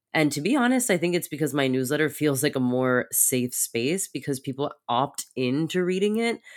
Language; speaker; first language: English; native; English